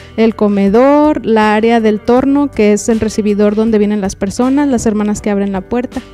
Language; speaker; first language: Spanish; native; Spanish